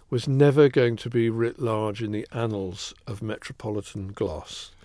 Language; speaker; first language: English; native; English